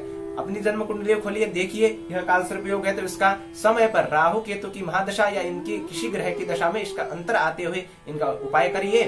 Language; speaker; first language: Hindi; native; Hindi